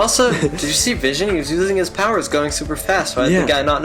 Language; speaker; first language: English; native; English